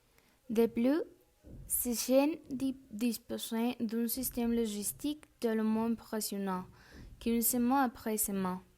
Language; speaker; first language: French; non-native, fluent; Spanish